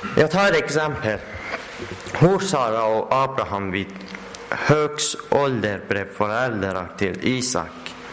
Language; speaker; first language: Swedish; non-native, learner; Persian